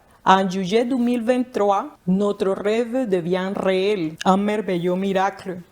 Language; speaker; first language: French; non-native, fluent; Spanish